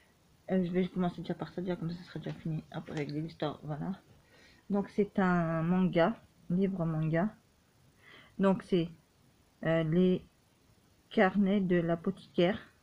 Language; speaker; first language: French; native; French